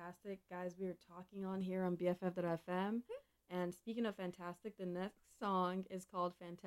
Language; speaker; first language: English; non-native, local second language; Igbo